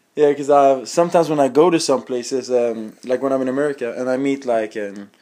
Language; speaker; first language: English; non-native, fluent; Swedish